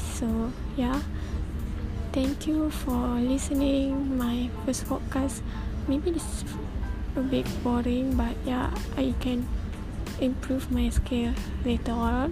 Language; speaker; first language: English; non-native, local second language; Malay